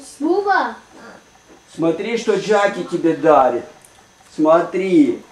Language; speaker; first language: Russian; native; Russian